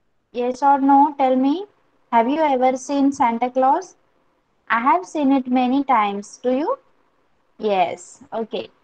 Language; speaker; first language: English; non-native, local second language; Marathi